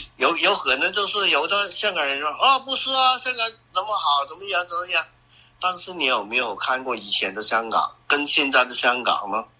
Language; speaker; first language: Chinese; non-native, local second language; Cantonese